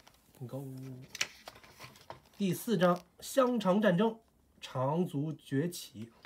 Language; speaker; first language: Chinese; native; Chinese